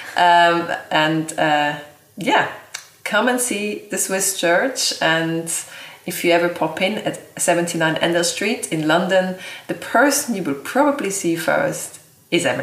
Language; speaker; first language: English; non-native, fluent; German